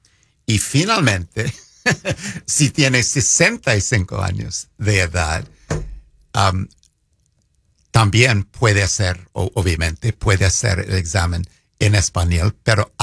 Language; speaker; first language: Spanish; non-native, fluent; English